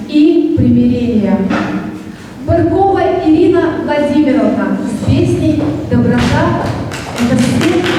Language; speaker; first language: Russian; native; Russian